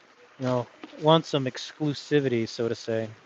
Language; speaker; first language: English; native; English